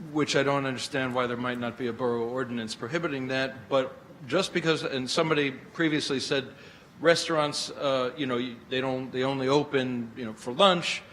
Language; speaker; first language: English; native; English